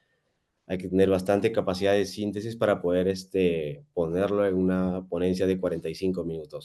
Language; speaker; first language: Spanish; native; Spanish